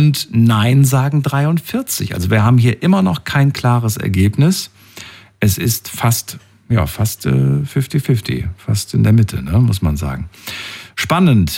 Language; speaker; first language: German; native; German